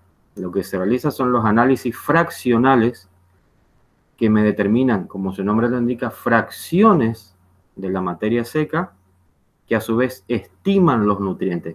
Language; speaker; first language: Spanish; native; Spanish